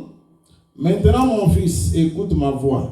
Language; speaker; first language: French; non-native, local second language; Lingala